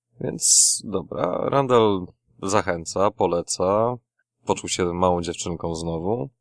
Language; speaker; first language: Polish; native; Polish